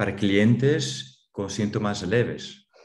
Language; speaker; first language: Spanish; non-native, fluent; Dutch